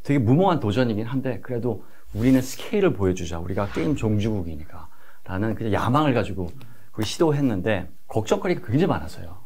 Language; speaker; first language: Korean; native; Korean